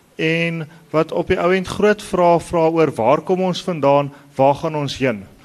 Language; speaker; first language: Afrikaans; native; Afrikaans